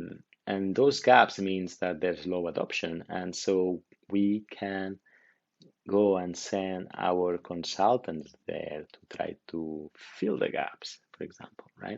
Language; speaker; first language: English; non-native, fluent; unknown